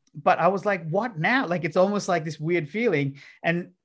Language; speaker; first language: English; non-native, local second language; Sinhala